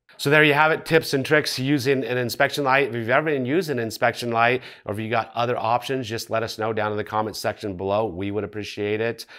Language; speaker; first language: English; native; English